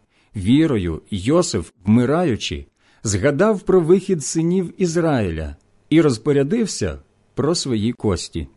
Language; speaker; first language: Ukrainian; native; Ukrainian